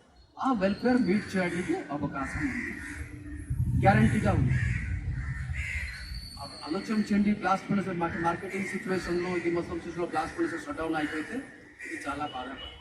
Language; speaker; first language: Telugu; non-native, local second language; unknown